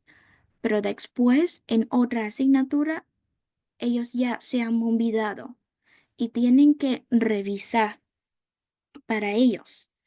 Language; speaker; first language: Spanish; non-native, fluent; Vietnamese